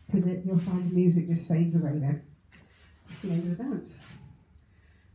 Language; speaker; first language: English; native; English